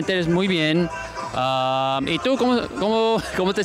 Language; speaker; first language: Spanish; non-native, learner; English